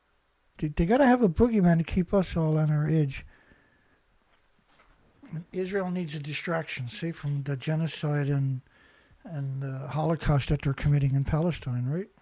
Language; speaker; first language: English; native; English